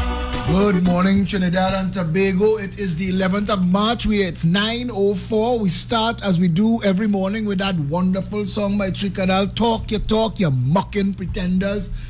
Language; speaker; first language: English; native; English